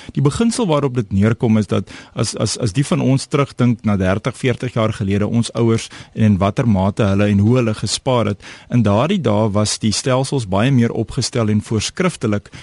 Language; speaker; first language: Afrikaans; native; Afrikaans